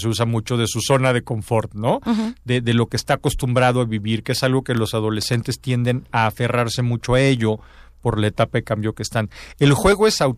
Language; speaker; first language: Spanish; native; Spanish